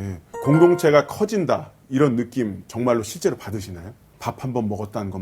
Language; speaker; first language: Korean; native; Korean